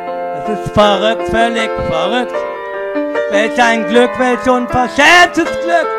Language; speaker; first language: German; native; German